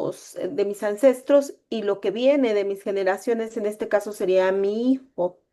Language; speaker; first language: Spanish; native; Spanish